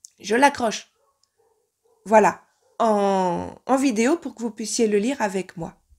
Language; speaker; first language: French; native; French